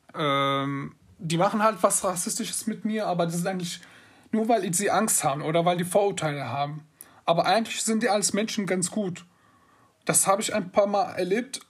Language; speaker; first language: German; non-native, fluent; Arabic